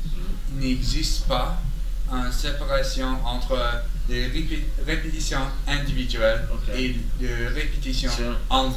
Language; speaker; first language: French; non-native, learner; English